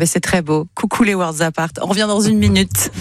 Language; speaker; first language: French; native; French